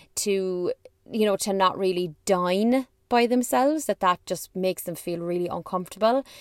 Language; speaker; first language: English; native; English